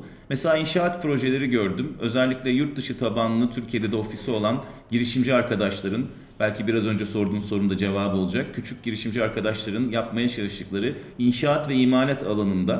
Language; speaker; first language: Turkish; native; Turkish